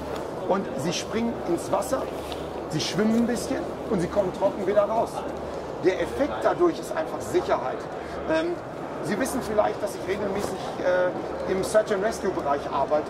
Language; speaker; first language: German; native; German